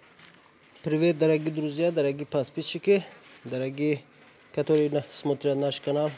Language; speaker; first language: Russian; non-native, learner; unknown